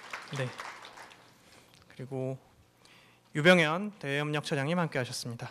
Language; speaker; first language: Korean; native; Korean